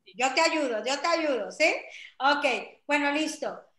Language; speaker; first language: Spanish; native; Spanish